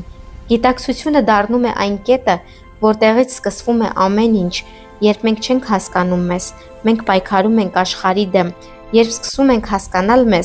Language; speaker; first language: Armenian; native; Armenian